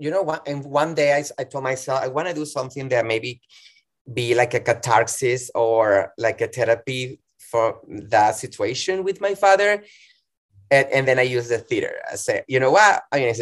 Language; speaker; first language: English; non-native, fluent; Spanish